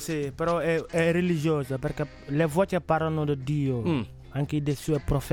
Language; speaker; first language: Italian; non-native, learner; Wolof